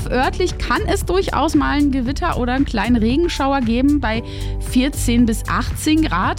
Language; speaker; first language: German; native; German